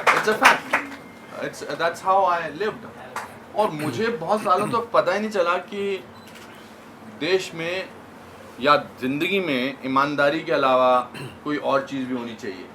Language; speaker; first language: Hindi; native; Hindi